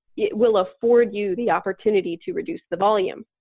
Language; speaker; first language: English; native; English